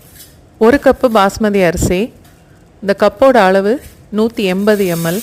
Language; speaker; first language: Tamil; native; Tamil